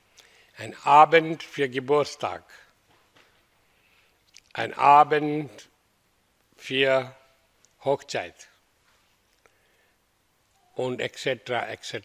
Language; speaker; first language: German; non-native, fluent; Hindi